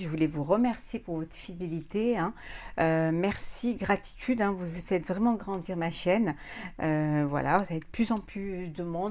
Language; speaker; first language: French; native; French